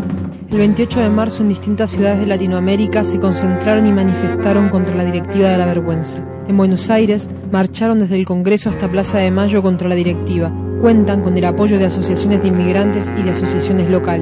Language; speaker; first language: Spanish; native; Spanish